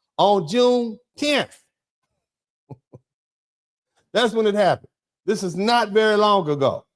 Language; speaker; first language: English; native; English